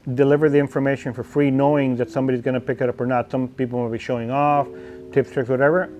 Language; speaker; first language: English; native; English